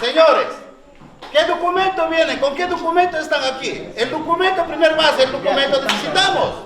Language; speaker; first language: Spanish; non-native, local second language; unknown